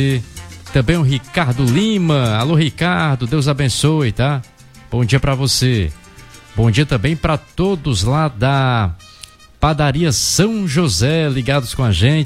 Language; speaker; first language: Portuguese; native; Portuguese